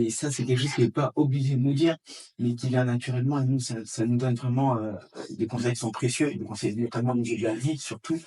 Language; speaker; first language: French; native; French